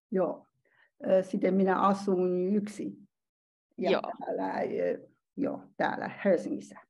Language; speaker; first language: Finnish; non-native, learner; Chinese